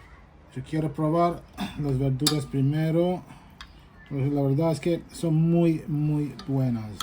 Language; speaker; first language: Spanish; non-native, fluent; Bangla